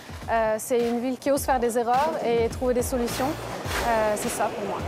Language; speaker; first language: French; native; French